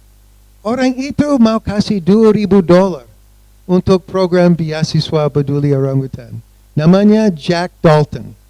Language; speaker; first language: Indonesian; non-native, fluent; English